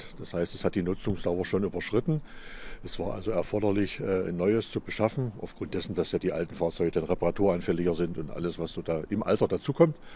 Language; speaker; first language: German; native; German